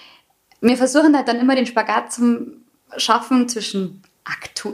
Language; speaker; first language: German; native; German